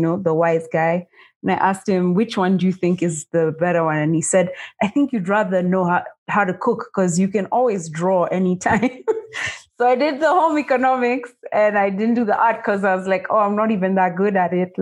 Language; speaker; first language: English; non-native, local second language; Kamba